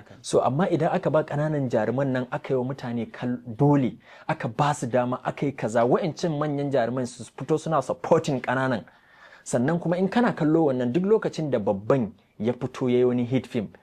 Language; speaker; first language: Hausa; non-native, local second language; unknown